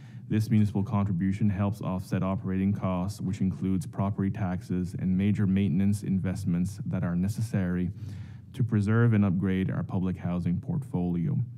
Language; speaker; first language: English; non-native, local second language; French